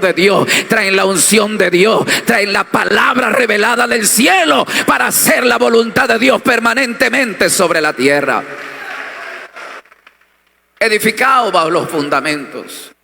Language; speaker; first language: Spanish; native; Spanish